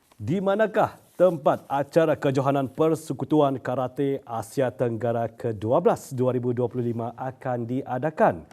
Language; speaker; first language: Malay; native; Malay